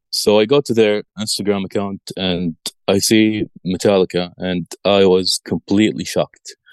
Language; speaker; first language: English; early bilingual, other home language; Arabic